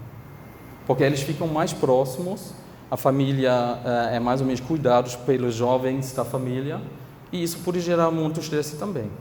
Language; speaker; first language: Portuguese; non-native, fluent; German